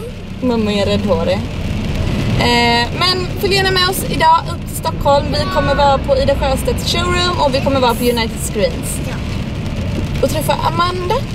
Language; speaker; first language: Swedish; native; Swedish